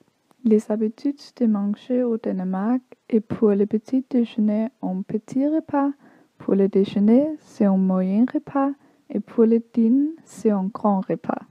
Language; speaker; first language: French; non-native, learner; Danish